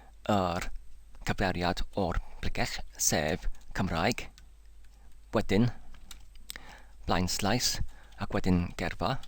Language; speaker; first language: Welsh; non-native, learner; English